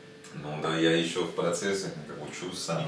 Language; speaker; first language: Russian; non-native, learner; Spanish